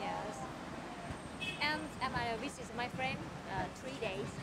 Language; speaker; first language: English; non-native, learner; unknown